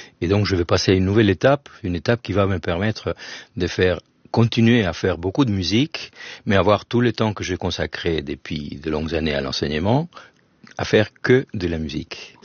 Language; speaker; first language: French; non-native, fluent; Spanish